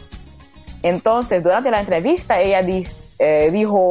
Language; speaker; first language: Spanish; non-native, learner; English